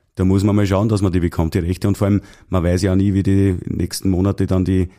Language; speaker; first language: German; native; German